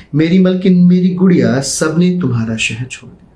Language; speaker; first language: Hindi; native; Hindi